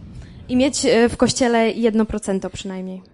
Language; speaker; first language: Polish; native; Polish